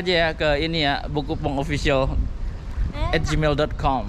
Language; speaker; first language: Indonesian; native; Indonesian